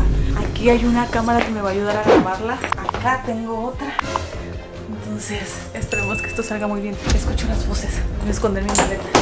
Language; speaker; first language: Spanish; native; Spanish